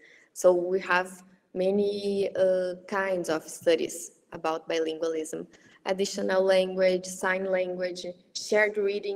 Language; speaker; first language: English; non-native, fluent; Portuguese